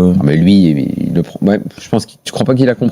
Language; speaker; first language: French; native; French